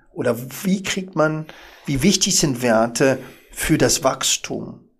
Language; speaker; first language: German; early bilingual, other home language; Arabic